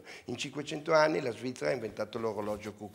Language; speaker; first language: Italian; native; Italian